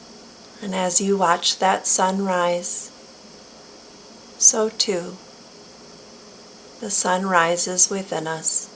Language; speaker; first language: English; native; English